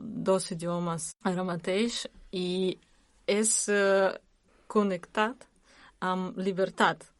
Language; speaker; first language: Catalan; non-native, learner; Russian